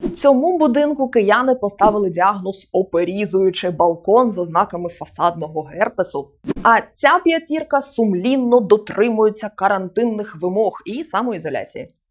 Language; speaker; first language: Ukrainian; native; Ukrainian